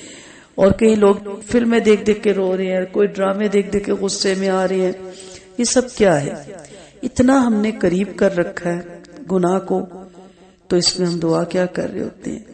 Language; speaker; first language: Urdu; native; Urdu